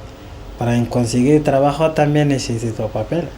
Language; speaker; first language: Spanish; non-native, learner; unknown